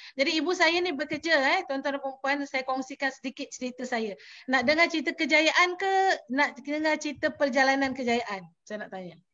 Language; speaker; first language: Malay; native; Malay